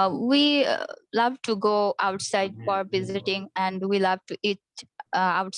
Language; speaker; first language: English; non-native, learner; Bangla